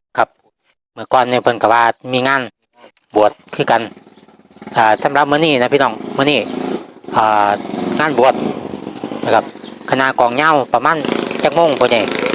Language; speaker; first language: Thai; native; Thai